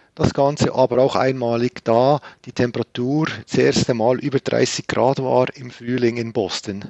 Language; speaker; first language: German; native; German